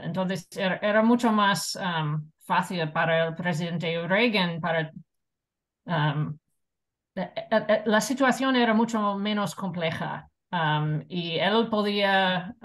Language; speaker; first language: Spanish; non-native, fluent; English